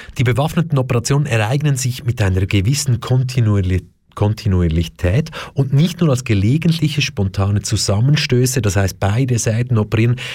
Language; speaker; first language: German; early bilingual, other home language; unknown